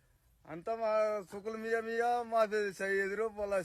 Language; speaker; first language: Arabic; non-native, learner; Hindi